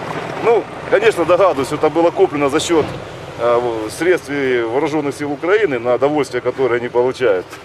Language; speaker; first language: Russian; native; Russian